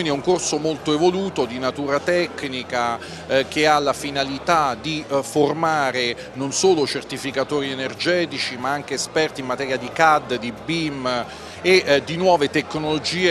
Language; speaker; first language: Italian; native; Italian